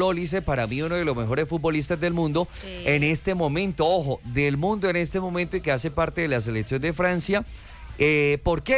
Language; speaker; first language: Spanish; native; Spanish